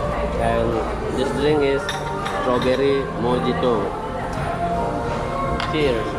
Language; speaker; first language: English; non-native, learner; Indonesian